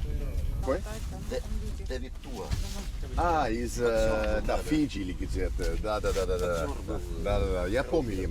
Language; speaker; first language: Russian; non-native, learner; English